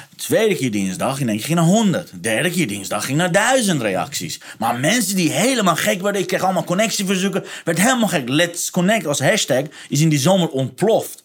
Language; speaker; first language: Dutch; non-native, fluent; Persian